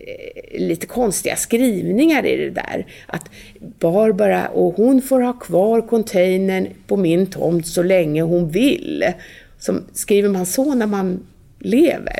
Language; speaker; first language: Swedish; native; Swedish